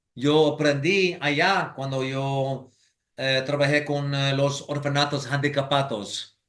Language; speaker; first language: Spanish; non-native, learner; English